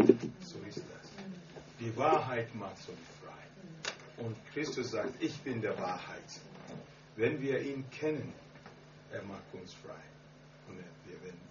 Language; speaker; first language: German; non-native, learner; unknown